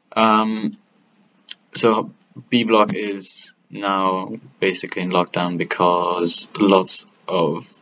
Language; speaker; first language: English; non-native, fluent; Italian